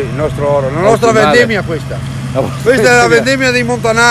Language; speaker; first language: Italian; native; Italian